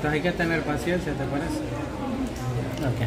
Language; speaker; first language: Spanish; native; Spanish